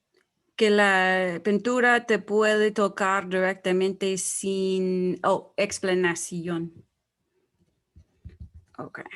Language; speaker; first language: Spanish; non-native, fluent; English